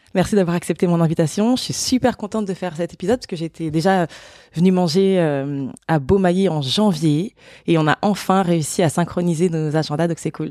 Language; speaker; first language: French; native; French